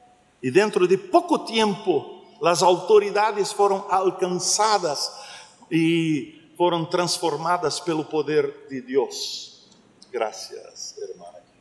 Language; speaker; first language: Spanish; non-native, learner; Portuguese